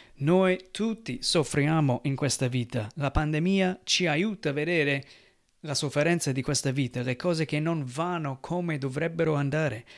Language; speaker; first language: Italian; non-native, fluent; English